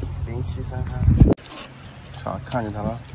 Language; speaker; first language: Chinese; native; Chinese